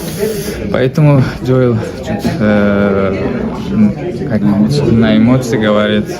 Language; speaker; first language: Russian; non-native, fluent; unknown